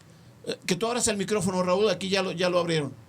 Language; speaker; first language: Spanish; native; Spanish